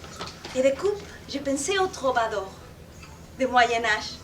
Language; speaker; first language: French; non-native, fluent; Spanish